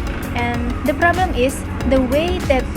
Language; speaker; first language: English; non-native, learner; Indonesian